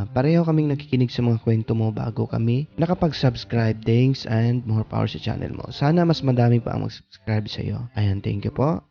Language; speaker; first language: Filipino; non-native, local second language; Cebuano